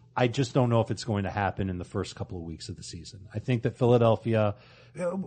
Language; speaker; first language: English; native; English